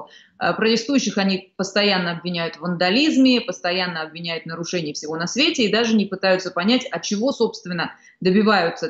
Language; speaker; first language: Russian; native; Russian